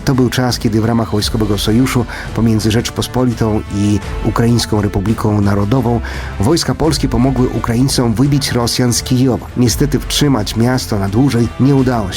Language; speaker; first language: Polish; non-native, fluent; Ukrainian